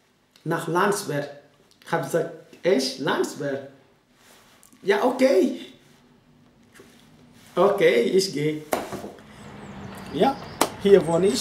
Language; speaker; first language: German; non-native, learner; French